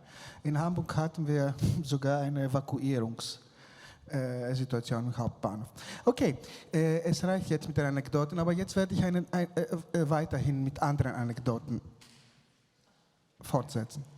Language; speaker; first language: German; non-native, fluent; Greek